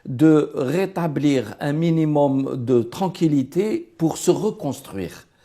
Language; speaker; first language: French; non-native, local second language; Arabic